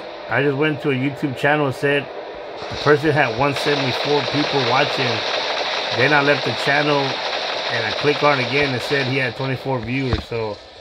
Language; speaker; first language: English; early bilingual, other home language; Spanish